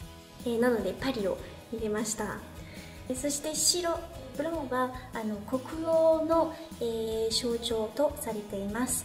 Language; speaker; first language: Japanese; non-native, fluent; French